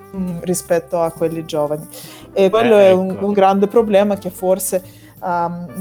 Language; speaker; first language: Italian; non-native, fluent; Russian